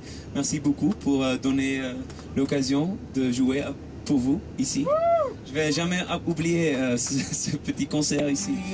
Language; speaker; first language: French; non-native, local second language; Dutch